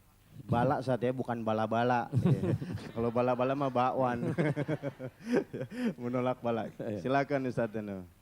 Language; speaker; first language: Indonesian; native; Indonesian